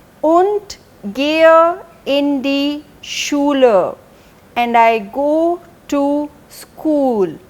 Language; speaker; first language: German; non-native, fluent; Hindi